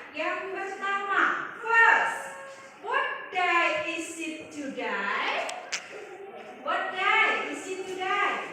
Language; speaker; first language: English; non-native, learner; Indonesian